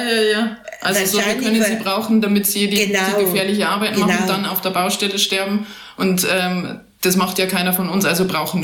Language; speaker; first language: German; native; German